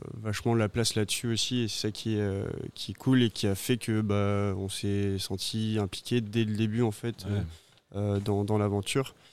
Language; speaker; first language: French; native; French